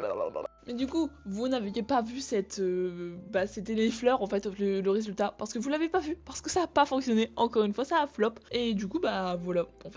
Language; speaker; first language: French; native; French